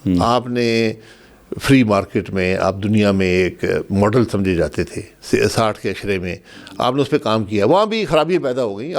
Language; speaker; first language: Urdu; non-native, local second language; Pahari-Potwari